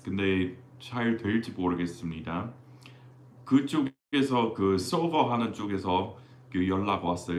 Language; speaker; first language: Korean; non-native, fluent; English